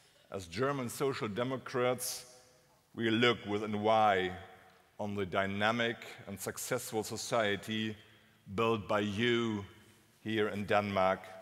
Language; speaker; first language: English; non-native, fluent; German